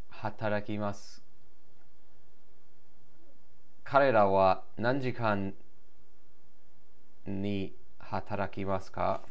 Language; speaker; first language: Japanese; non-native, learner; English